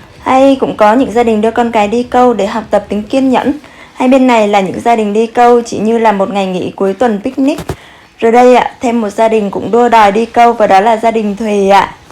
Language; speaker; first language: Vietnamese; native; Vietnamese